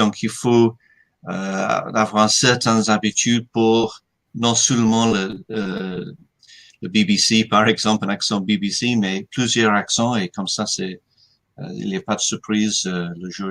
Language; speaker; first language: French; non-native, fluent; English